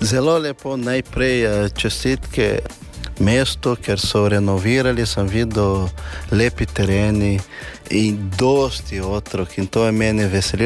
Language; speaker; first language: Slovenian; non-native, fluent; Portuguese